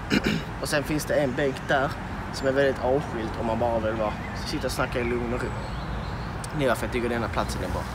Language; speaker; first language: Swedish; native; Swedish